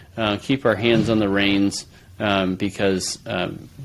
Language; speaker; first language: English; native; English